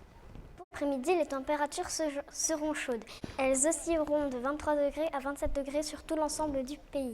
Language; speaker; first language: French; native; French